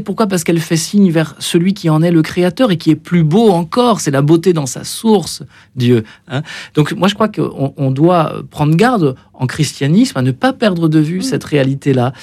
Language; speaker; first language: French; native; French